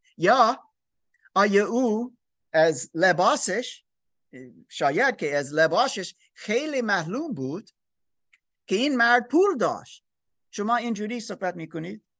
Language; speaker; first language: Persian; non-native, learner; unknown